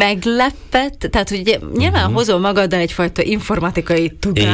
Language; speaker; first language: Hungarian; native; Hungarian